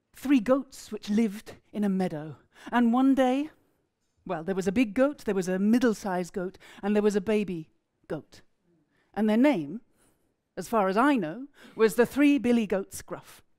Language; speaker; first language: English; native; English